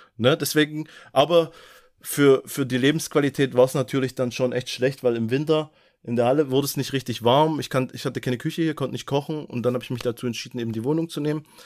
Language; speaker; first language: German; native; German